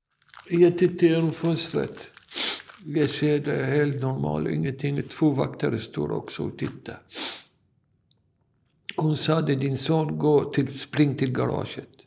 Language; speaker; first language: Swedish; non-native, learner; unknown